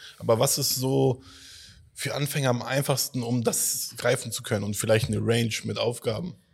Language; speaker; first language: German; native; German